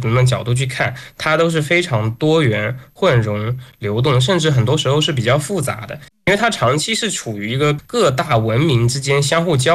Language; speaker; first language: Chinese; native; Chinese